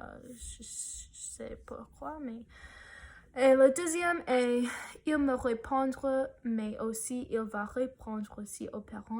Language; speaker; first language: French; non-native, learner; English